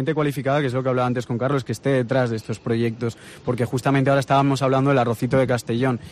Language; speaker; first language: Spanish; native; Spanish